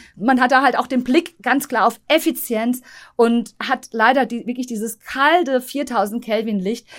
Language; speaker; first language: German; native; German